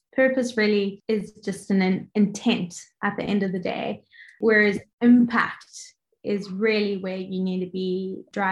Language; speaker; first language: English; native; English